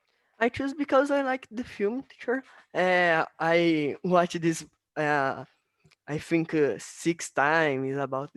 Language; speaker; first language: English; non-native, learner; Portuguese